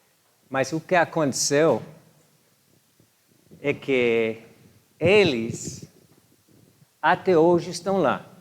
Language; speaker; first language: Portuguese; non-native, fluent; English